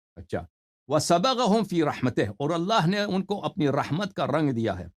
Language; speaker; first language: Urdu; non-native, fluent; Persian